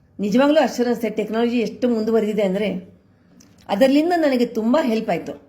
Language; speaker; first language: Kannada; non-native, local second language; Marathi